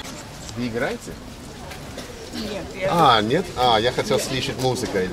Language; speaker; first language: Russian; non-native, learner; English